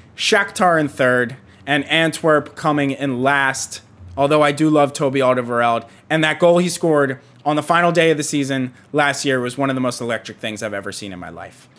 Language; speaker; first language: English; native; English